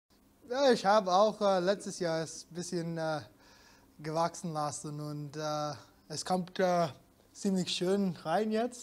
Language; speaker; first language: German; non-native, fluent; English